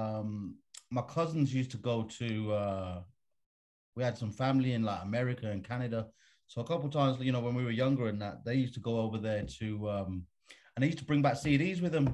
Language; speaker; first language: English; native; English